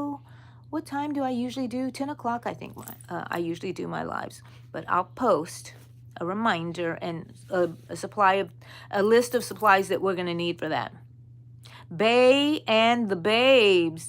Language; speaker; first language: English; native; English